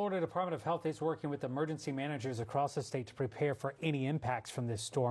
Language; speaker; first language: English; native; English